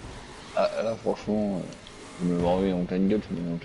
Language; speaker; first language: French; native; French